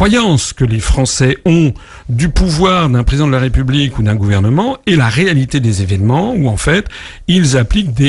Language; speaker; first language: French; native; French